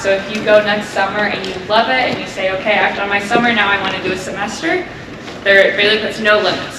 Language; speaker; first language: English; native; English